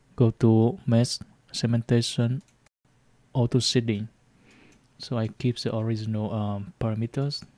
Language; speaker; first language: English; non-native, learner; Vietnamese